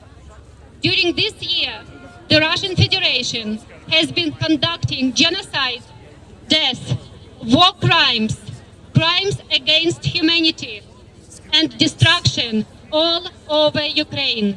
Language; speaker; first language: English; non-native, fluent; Ukrainian